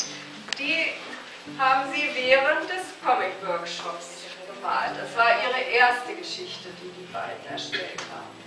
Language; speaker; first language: German; native; German